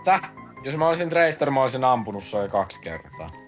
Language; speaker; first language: Finnish; native; Finnish